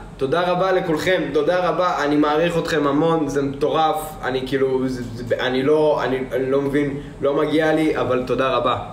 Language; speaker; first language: Hebrew; early bilingual, other home language; Russian